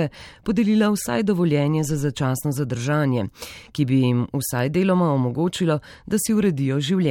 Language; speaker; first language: Slovenian; native; Slovenian